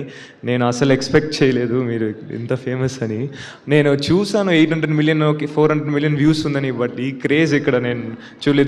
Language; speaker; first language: Telugu; non-native, learner; Tamil